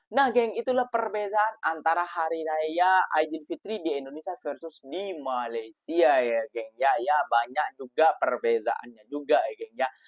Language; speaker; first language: Indonesian; native; Indonesian